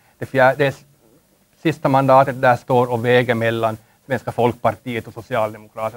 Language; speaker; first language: Swedish; native; Swedish